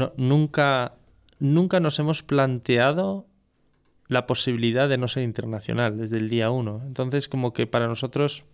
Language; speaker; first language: Spanish; non-native, fluent; French